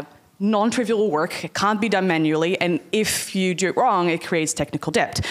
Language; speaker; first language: English; non-native, fluent; Dutch